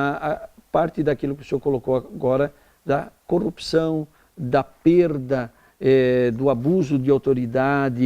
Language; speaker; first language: Portuguese; native; Portuguese